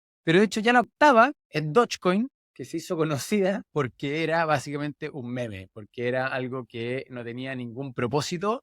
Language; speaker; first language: Spanish; native; Spanish